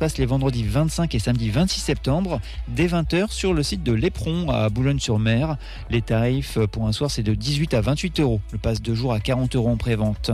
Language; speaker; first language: French; native; French